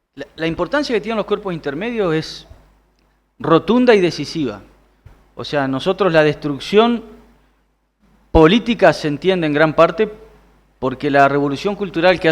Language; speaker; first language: Spanish; native; Spanish